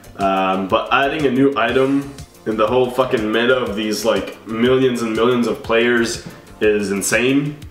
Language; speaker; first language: English; native; English